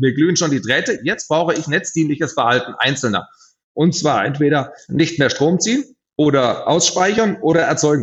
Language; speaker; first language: German; native; German